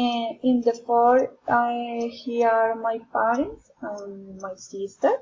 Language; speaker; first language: English; non-native, learner; Spanish